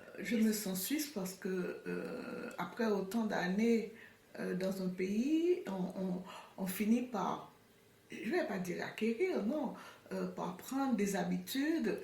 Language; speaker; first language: French; non-native, local second language; Haitian Creole